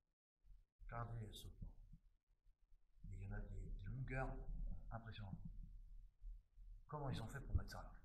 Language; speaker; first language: French; native; French